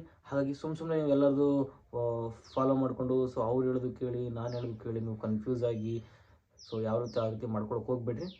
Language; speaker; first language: Kannada; native; Kannada